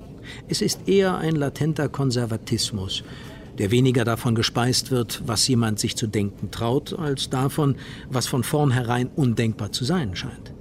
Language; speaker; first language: German; native; German